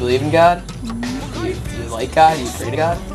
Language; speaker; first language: English; native; English